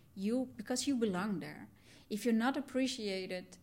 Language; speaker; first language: English; non-native, fluent; Dutch